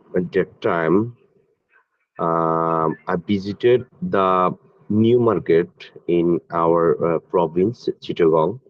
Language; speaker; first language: English; non-native, learner; Bangla